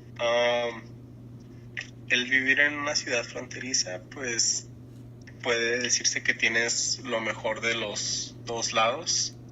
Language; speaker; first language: Spanish; native; Spanish